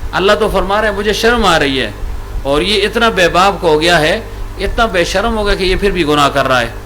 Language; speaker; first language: Urdu; non-native, local second language; Pashto